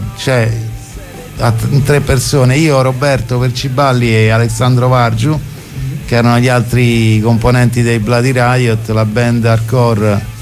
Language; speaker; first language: Italian; native; Italian